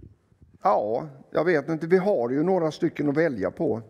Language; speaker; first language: Swedish; native; Swedish